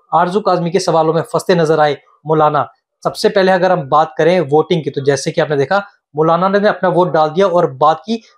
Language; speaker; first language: Hindi; native; Hindi